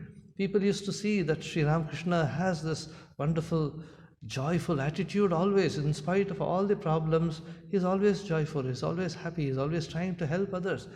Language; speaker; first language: English; non-native, local second language; Hindi